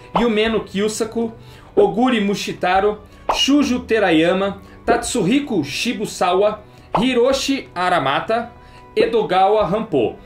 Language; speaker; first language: Portuguese; native; Portuguese